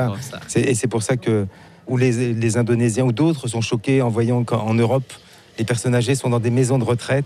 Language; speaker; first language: French; native; French